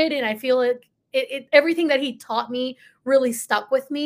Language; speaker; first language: English; early bilingual, other home language; Spanish